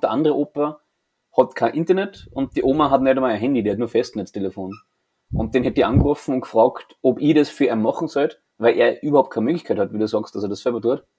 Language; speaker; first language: German; native; German